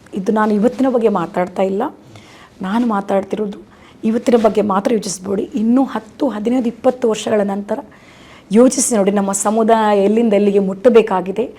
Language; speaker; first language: Kannada; non-native, local second language; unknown